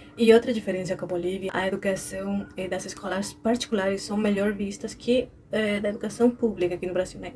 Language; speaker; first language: Portuguese; non-native, fluent; Spanish